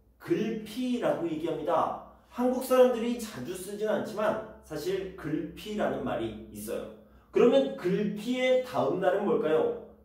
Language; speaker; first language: Korean; native; Korean